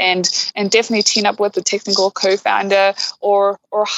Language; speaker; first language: English; native; English